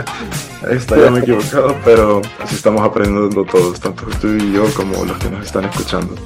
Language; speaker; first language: Spanish; native; Spanish